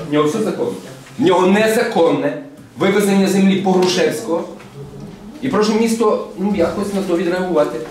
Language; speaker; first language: Ukrainian; native; Ukrainian